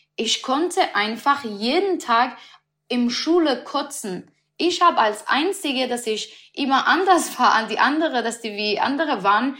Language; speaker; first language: German; non-native, learner; Persian